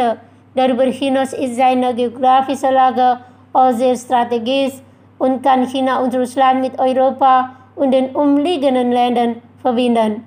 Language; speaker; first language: German; non-native, fluent; Indonesian